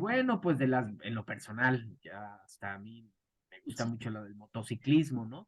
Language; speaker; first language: Spanish; native; Spanish